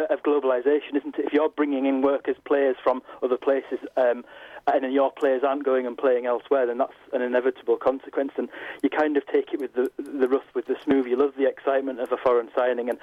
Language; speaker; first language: English; native; English